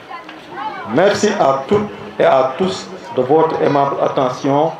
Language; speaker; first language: French; non-native, local second language; Serer